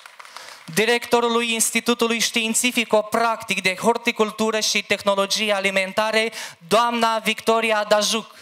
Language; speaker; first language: Romanian; native; Romanian